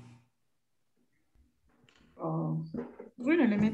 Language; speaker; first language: French; non-native, fluent; Spanish